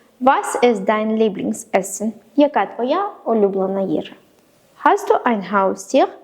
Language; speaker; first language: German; non-native, fluent; Ukrainian